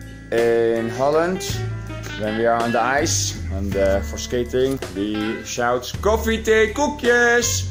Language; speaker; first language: English; non-native, fluent; Dutch